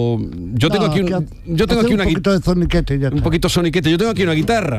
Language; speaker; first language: Spanish; native; Spanish